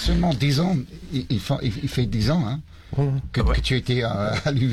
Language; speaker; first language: French; early bilingual, heritage; English